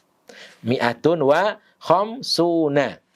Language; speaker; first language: Arabic; non-native, fluent; Indonesian